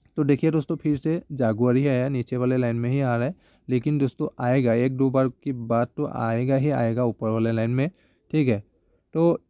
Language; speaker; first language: Hindi; non-native, local second language; Bangla